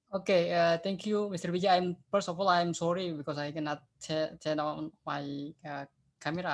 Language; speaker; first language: English; non-native, fluent; Indonesian